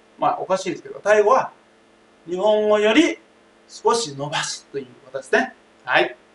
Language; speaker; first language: Japanese; non-native, fluent; Thai